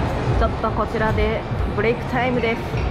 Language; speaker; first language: Japanese; native; Japanese